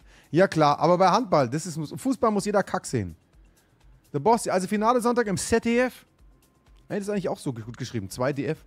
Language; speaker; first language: German; native; German